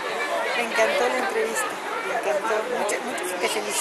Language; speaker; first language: Spanish; native; Spanish